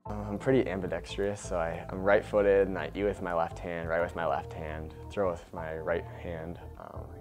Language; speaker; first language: English; native; English